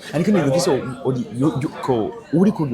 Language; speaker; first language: Korean; non-native, fluent; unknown